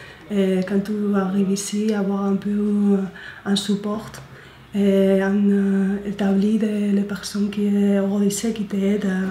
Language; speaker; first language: French; non-native, learner; Spanish